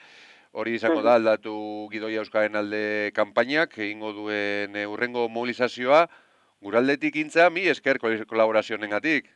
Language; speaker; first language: Basque; native; Basque